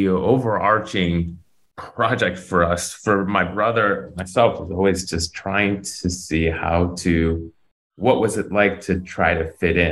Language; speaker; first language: English; native; English